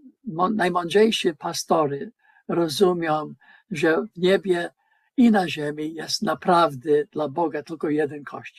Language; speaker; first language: Polish; non-native, learner; English